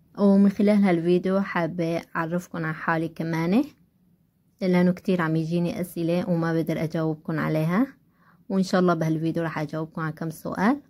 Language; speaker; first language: Arabic; non-native, local second language; Kurdish